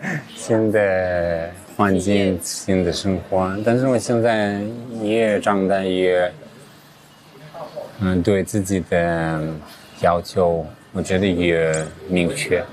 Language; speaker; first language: Chinese; non-native, fluent; English